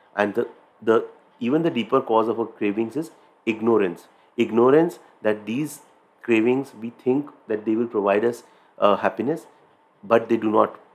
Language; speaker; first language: English; non-native, local second language; Hindi